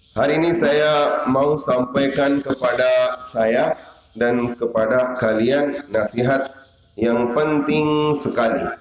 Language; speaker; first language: Indonesian; non-native, learner; Urdu